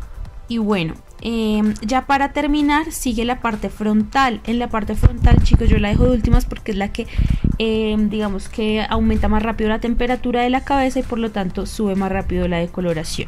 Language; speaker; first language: Spanish; native; Spanish